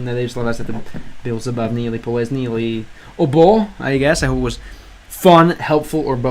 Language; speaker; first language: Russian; non-native, learner; English